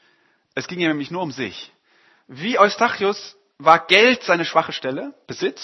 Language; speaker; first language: German; native; German